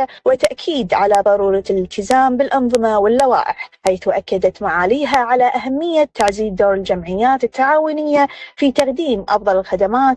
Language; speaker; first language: Arabic; native; Arabic